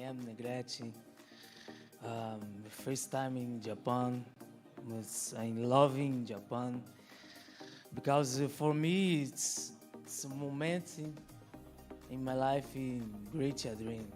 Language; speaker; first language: English; non-native, learner; Portuguese